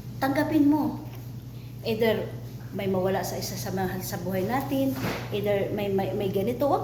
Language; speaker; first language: Filipino; non-native, local second language; Cebuano